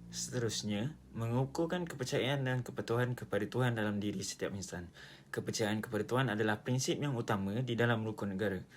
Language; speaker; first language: Malay; native; Malay